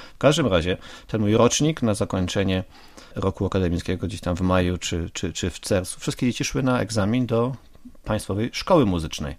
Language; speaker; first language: Polish; native; Polish